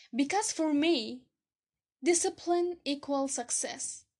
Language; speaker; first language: English; non-native, fluent; Arabic